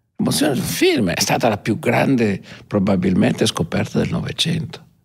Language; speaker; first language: Italian; native; Italian